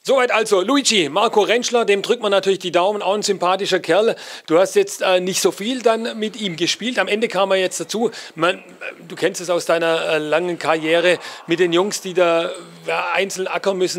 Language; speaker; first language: German; native; German